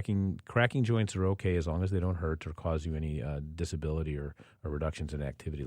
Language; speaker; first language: English; native; English